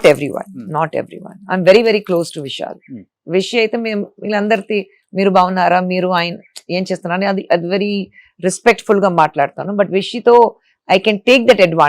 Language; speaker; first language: Telugu; non-native, fluent; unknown